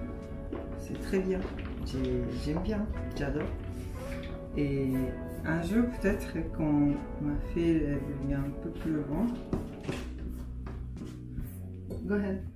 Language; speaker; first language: French; non-native, fluent; Japanese